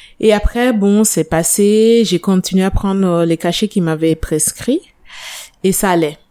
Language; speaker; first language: French; non-native, fluent; Italian